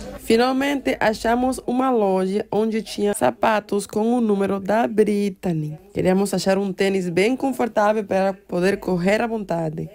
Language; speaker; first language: Portuguese; non-native, fluent; Spanish